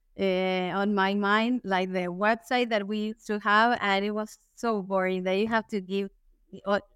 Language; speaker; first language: English; non-native, fluent; Spanish